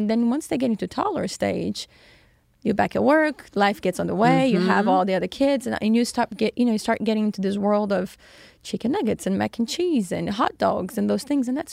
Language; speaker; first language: English; non-native, fluent; Portuguese